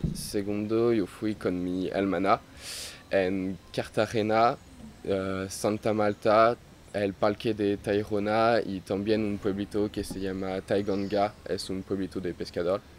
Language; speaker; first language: Spanish; non-native, learner; French